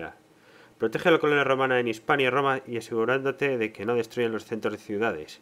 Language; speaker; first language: Spanish; native; Spanish